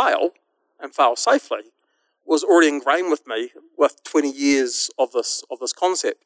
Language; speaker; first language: English; native; English